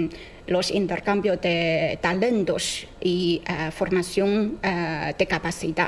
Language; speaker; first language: Spanish; non-native, fluent; Chinese